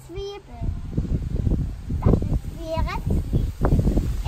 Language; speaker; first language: German; early bilingual, other home language; Indonesian